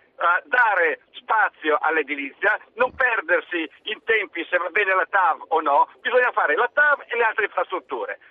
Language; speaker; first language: Italian; native; Italian